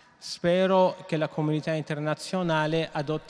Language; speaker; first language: Italian; non-native, learner; Persian